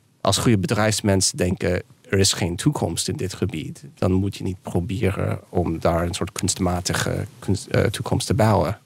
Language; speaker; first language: Dutch; non-native, fluent; English